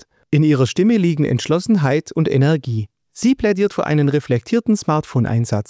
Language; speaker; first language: German; native; German